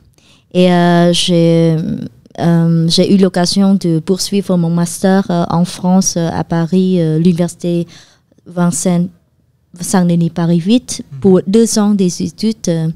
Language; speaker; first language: French; non-native, fluent; Khmer